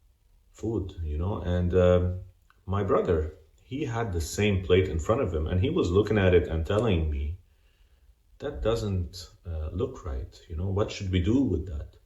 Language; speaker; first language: English; non-native, fluent; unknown